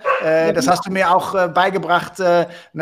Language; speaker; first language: German; native; German